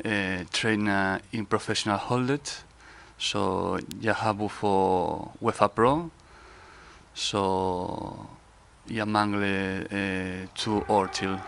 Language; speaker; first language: Danish; non-native, learner; Spanish